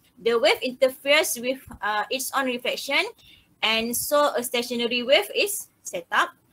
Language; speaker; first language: English; non-native, local second language; Malay